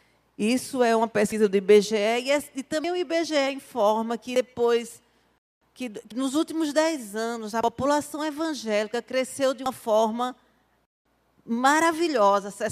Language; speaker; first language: Portuguese; native; Portuguese